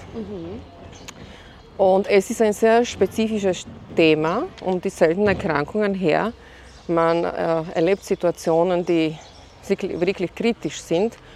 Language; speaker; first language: German; non-native, fluent; Slovak